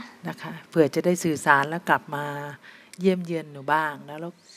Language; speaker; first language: Thai; native; Thai